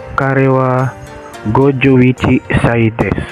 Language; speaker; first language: Japanese; non-native, learner; Filipino